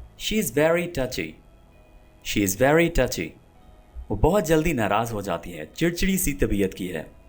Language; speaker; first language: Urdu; non-native, local second language; Punjabi